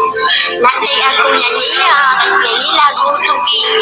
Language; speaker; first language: Indonesian; non-native, learner; Vietnamese